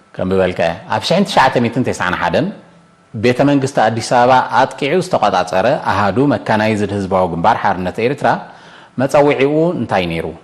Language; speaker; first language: Tigrinya; native; Tigrinya